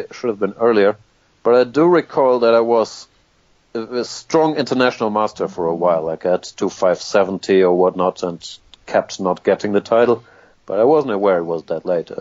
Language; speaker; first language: English; non-native, fluent; German